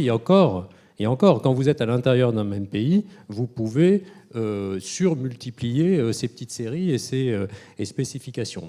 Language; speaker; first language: French; native; French